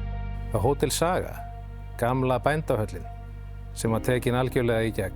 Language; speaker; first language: Icelandic; native; Icelandic